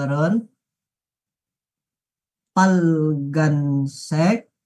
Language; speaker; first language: Korean; non-native, learner; Indonesian